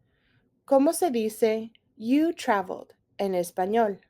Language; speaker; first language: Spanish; non-native, fluent; English